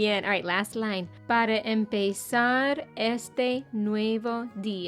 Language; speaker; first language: Spanish; non-native, fluent; English